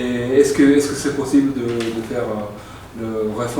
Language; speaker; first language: French; non-native, fluent; Japanese